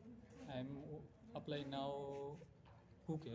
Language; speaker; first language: English; non-native, learner; Nepali